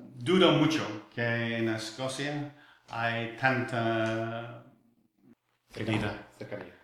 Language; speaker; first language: Spanish; non-native, fluent; English